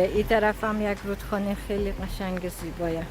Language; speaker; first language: Persian; native; Persian